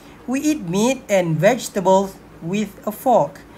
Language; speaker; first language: English; non-native, local second language; Malay